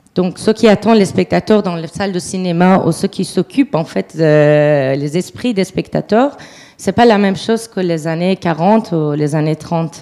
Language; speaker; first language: French; non-native, fluent; Persian